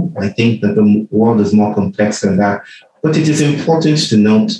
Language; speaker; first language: English; non-native, local second language; Yoruba